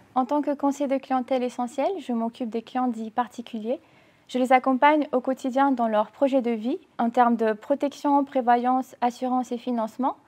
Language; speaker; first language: French; non-native, fluent; Romanian